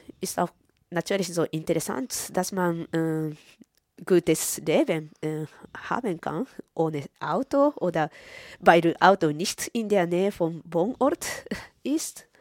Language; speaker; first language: German; non-native, fluent; Japanese